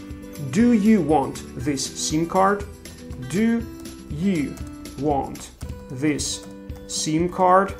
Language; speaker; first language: English; non-native, fluent; Russian